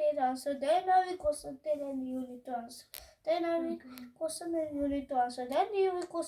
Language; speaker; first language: English; non-native, learner; Hindi